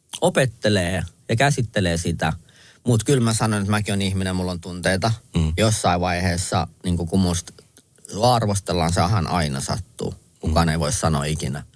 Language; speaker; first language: Finnish; early bilingual, other home language; Kurdish